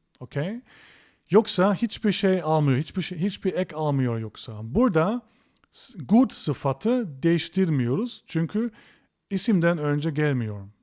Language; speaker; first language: Turkish; non-native, fluent; German